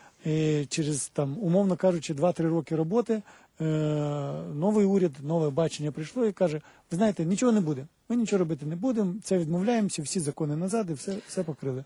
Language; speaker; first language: Ukrainian; native; Ukrainian